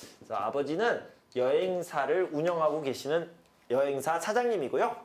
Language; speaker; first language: Korean; native; Korean